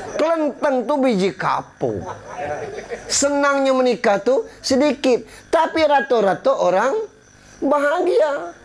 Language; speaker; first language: Malay; native; Malay